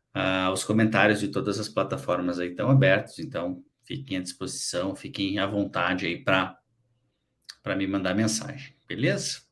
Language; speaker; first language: Portuguese; native; Portuguese